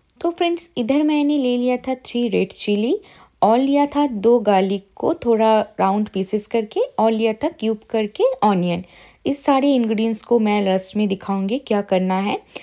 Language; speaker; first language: Hindi; non-native, local second language; Bangla